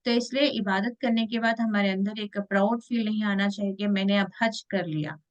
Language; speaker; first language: Hindi; native; Hindi